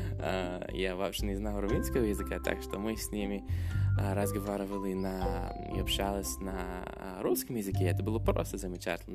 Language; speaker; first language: Russian; non-native, fluent; English